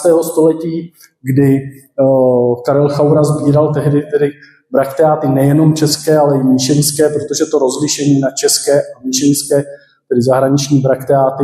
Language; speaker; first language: Czech; native; Czech